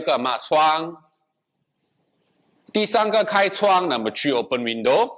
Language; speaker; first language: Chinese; non-native, local second language; English